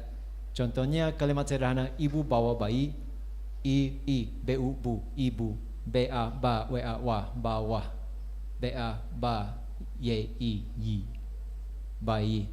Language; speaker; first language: Indonesian; non-native, fluent; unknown